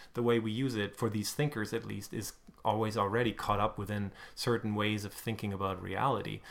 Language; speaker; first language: English; non-native, fluent; German